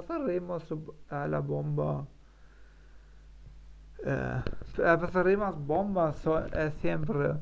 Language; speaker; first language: Spanish; non-native, learner; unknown